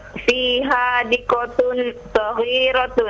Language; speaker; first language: Arabic; non-native, learner; Indonesian